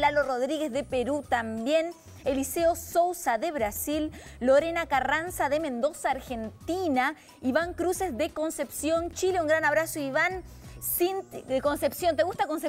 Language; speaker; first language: Spanish; native; Spanish